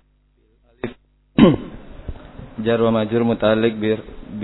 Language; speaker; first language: Arabic; non-native, learner; Indonesian